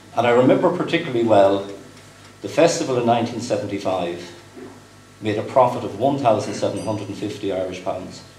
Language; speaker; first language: English; native; English